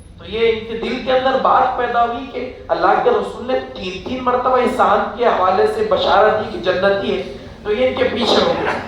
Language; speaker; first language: Urdu; native; Urdu